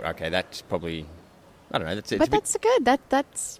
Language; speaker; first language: English; native; English